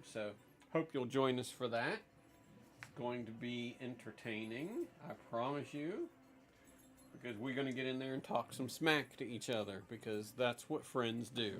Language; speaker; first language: English; native; English